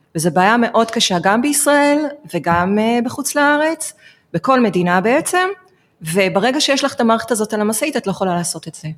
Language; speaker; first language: Hebrew; non-native, fluent; English